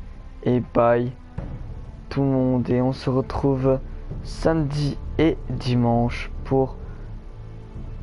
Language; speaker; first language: French; native; French